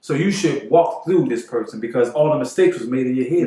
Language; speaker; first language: English; native; English